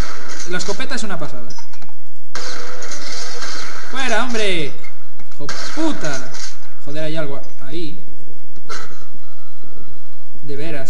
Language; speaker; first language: Spanish; native; Spanish